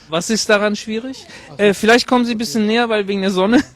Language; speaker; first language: German; non-native, fluent; Persian